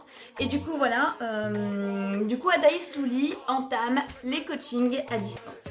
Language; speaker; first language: French; native; French